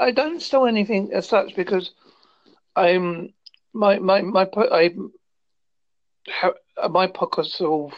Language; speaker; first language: English; native; English